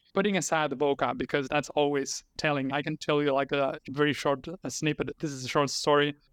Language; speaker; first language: English; non-native, fluent; Spanish